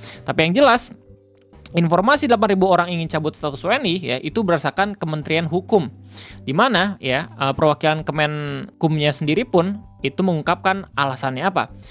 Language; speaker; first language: Indonesian; native; Indonesian